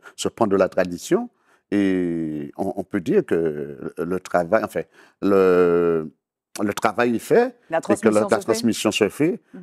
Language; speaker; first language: French; native; French